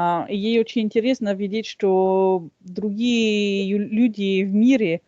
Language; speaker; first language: Russian; non-native, fluent; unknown